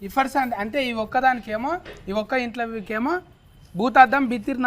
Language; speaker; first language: Telugu; native; Telugu